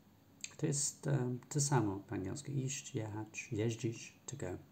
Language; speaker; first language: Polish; non-native, learner; English